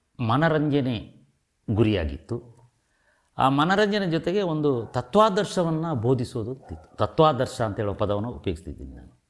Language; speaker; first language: Kannada; non-native, local second language; Kodava